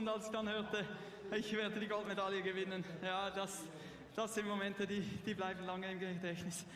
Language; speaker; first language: German; native; German